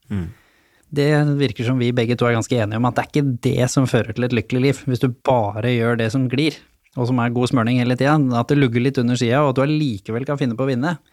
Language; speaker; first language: Norwegian; native; Norwegian